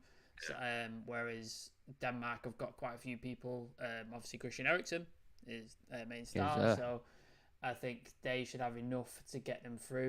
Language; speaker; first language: English; native; English